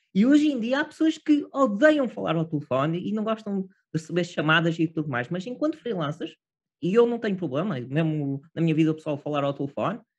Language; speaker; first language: Portuguese; native; Portuguese